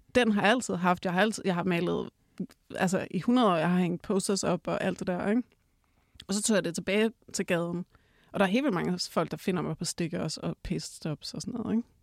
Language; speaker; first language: Danish; native; Danish